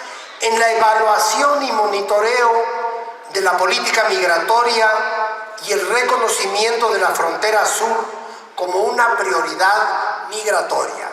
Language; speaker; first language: Spanish; native; Spanish